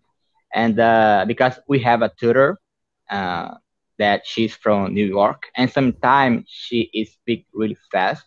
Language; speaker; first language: English; non-native, fluent; Portuguese